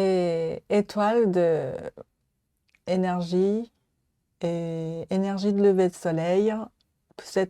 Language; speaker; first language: French; non-native, learner; Japanese